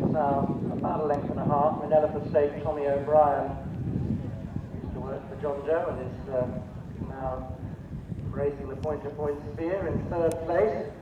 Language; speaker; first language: English; native; English